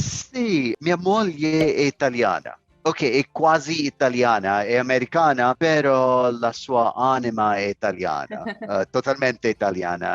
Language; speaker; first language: Italian; non-native, learner; English